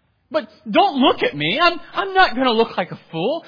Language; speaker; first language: English; native; English